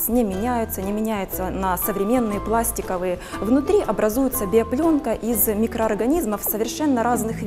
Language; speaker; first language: Russian; native; Russian